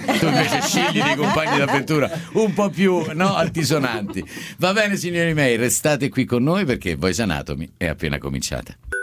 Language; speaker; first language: Italian; native; Italian